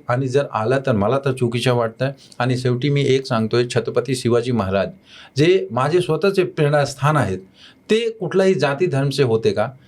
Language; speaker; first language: Marathi; non-native, fluent; Hindi